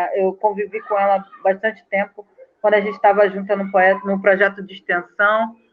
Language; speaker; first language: Portuguese; native; Portuguese